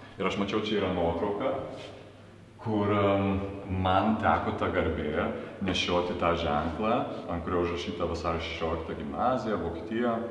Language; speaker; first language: Lithuanian; early bilingual, heritage; Lithuanian